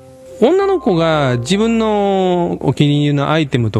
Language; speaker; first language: Japanese; native; Japanese